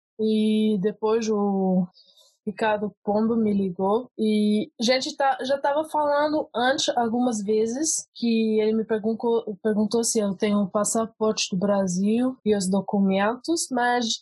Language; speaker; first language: Portuguese; early bilingual, heritage; Portuguese